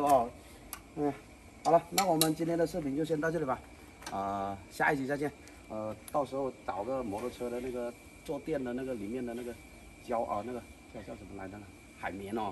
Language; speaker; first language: Chinese; native; Chinese